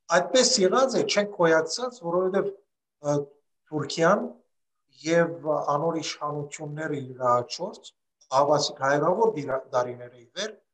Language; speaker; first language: Armenian; early bilingual, other home language; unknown